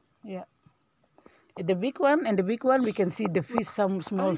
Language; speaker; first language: English; non-native, learner; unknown